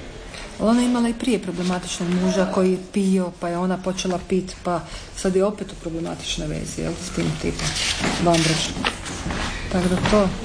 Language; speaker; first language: Serbian; native; Serbian